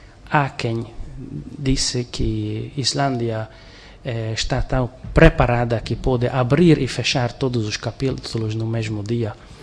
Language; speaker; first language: Portuguese; non-native, fluent; Hungarian